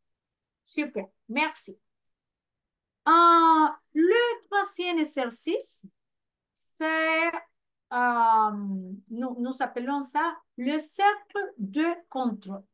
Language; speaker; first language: French; non-native, fluent; Spanish